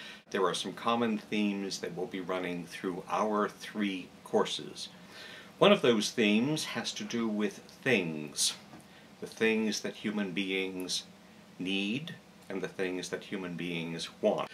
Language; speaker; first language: English; native; English